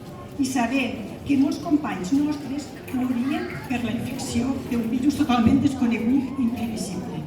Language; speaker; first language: Catalan; native; Catalan